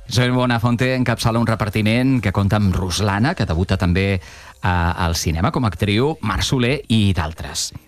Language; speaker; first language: Catalan; native; Catalan